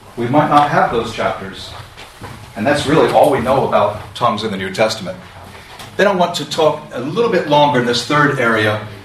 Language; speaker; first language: English; native; English